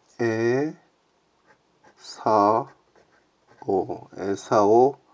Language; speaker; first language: Japanese; non-native, learner; Korean